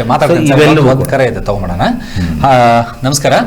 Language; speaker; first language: Kannada; native; Kannada